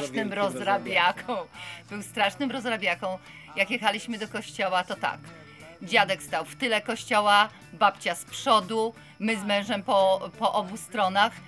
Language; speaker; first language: Polish; native; Polish